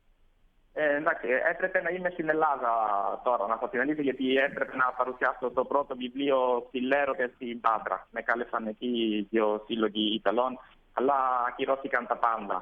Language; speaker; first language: Greek; non-native, fluent; Italian